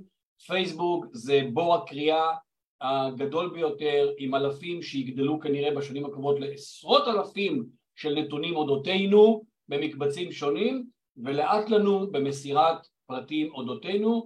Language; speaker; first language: Hebrew; native; Hebrew